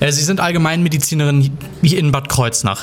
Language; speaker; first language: German; native; German